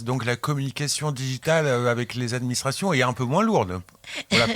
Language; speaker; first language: French; native; French